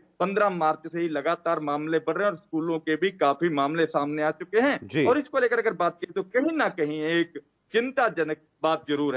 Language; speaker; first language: Hindi; native; Hindi